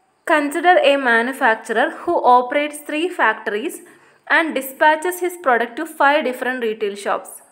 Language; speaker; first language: English; non-native, local second language; Malayalam